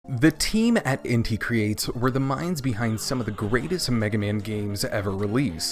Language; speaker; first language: English; native; English